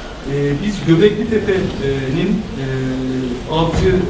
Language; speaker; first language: Turkish; native; Turkish